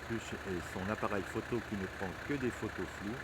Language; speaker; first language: French; native; French